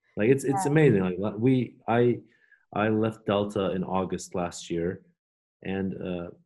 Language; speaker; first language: English; non-native, fluent; Turkish